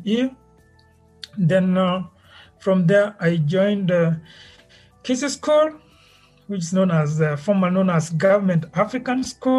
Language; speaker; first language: English; non-native, local second language; Gusii